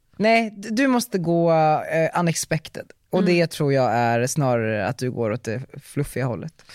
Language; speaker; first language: Swedish; native; Swedish